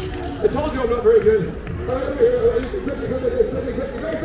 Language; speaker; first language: English; native; English